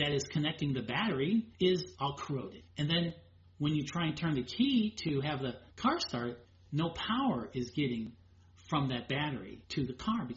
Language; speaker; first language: English; native; English